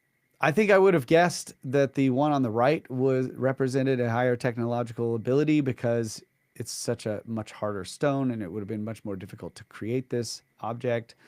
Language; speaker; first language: English; native; English